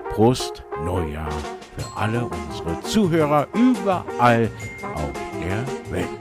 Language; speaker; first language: German; early bilingual, heritage; English